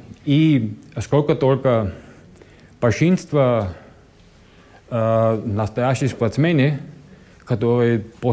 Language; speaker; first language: Russian; non-native, learner; German